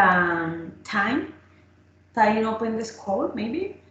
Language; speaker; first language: English; non-native, learner; Spanish